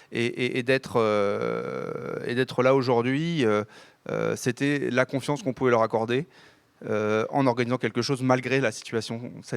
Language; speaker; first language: French; native; French